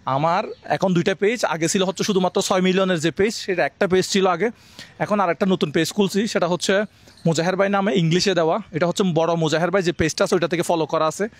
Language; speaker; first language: Bangla; native; Bangla